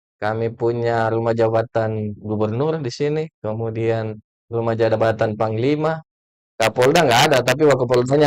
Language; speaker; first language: Indonesian; native; Indonesian